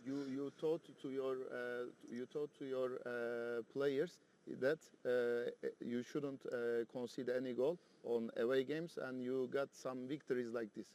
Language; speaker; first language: English; non-native, fluent; Turkish